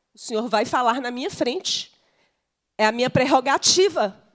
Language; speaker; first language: Portuguese; native; Portuguese